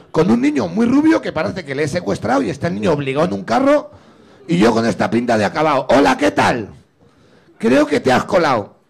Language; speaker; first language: Spanish; native; Spanish